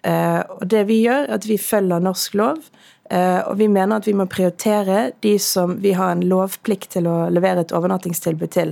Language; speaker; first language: Norwegian; native; Norwegian